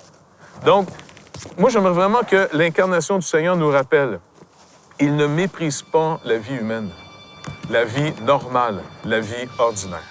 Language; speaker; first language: French; native; French